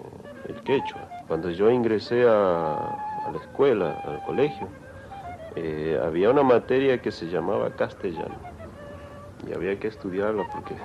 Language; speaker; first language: Spanish; non-native, local second language; Quechua